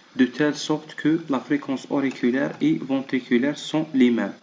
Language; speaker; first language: French; non-native, local second language; Arabic